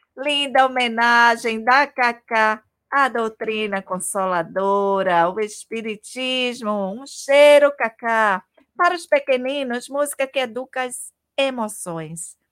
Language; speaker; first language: Portuguese; native; Portuguese